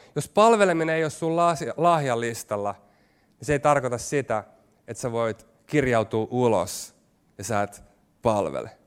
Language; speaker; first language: Finnish; native; Finnish